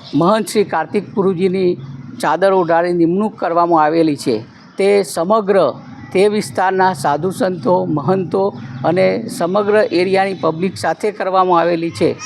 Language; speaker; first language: Gujarati; native; Gujarati